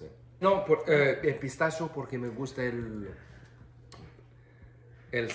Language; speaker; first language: Spanish; non-native, learner; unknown